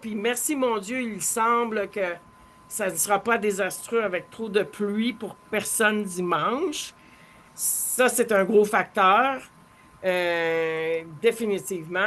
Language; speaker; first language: French; native; French